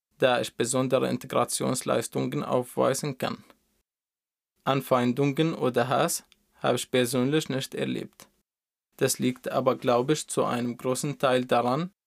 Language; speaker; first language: German; non-native, fluent; Arabic